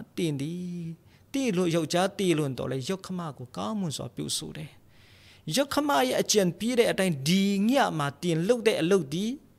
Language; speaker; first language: Burmese; non-native, local second language; Tedim Chin